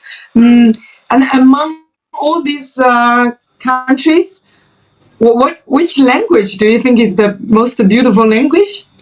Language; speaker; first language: English; non-native, fluent; Chinese